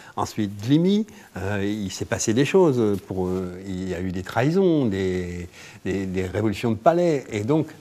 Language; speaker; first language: French; native; French